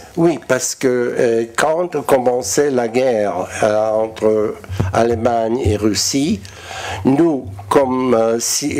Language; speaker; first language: French; non-native, learner; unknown